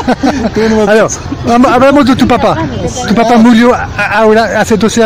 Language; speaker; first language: Spanish; non-native, learner; French